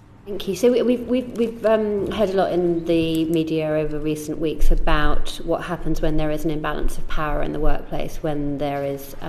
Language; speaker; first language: English; native; English